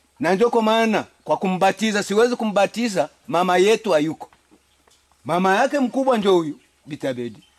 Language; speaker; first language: Swahili; native; Swahili